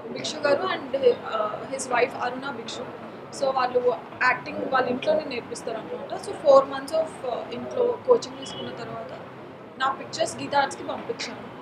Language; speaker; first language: Telugu; non-native, local second language; Marathi